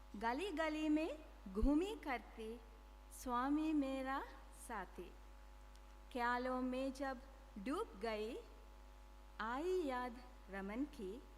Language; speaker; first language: Hindi; non-native, learner; Sinhala